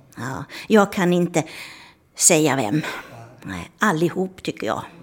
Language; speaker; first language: Swedish; native; Swedish